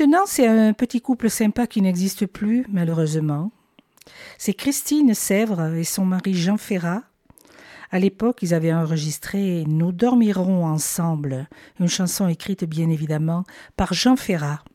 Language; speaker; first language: French; native; French